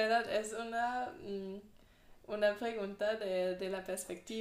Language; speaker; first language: Spanish; non-native, fluent; German